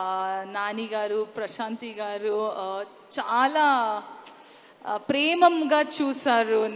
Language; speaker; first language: Telugu; non-native, local second language; Kannada